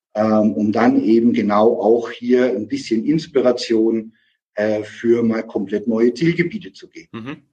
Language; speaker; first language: German; native; German